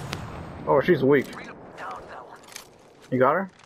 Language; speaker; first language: English; native; English